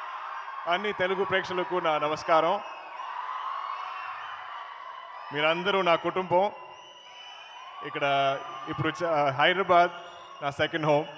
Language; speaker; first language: Telugu; non-native, learner; Malayalam